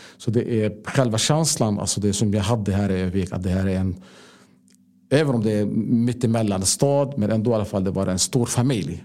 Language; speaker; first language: Swedish; non-native, fluent; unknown